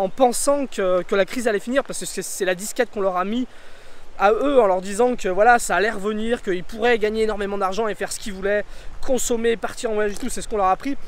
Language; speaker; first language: French; native; French